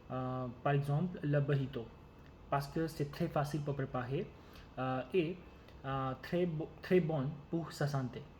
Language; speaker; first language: French; non-native, learner; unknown